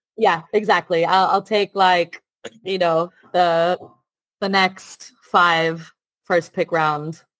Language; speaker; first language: English; non-native, fluent; Italian